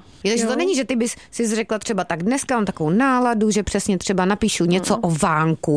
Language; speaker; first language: Czech; native; Czech